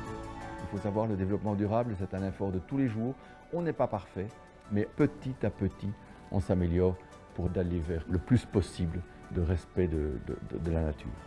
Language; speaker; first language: French; native; French